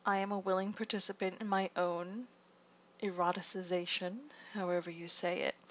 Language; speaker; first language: English; native; English